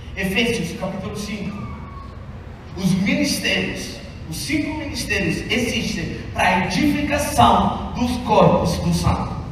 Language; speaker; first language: Portuguese; non-native, fluent; Italian